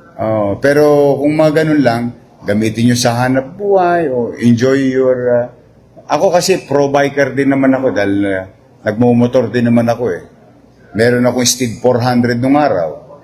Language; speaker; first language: Filipino; native; Filipino